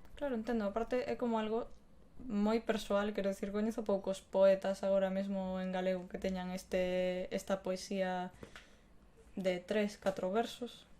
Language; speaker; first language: Galician; non-native, local second language; Spanish